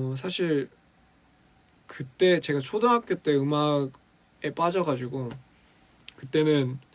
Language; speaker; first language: Korean; early bilingual, other home language; English